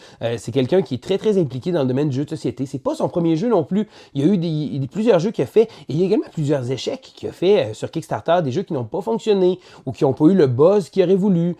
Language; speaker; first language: French; native; French